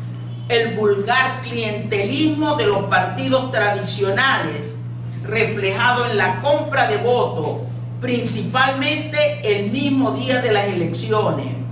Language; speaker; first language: Spanish; native; Spanish